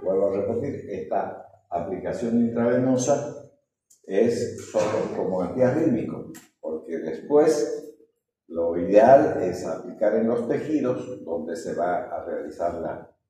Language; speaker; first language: Spanish; native; Spanish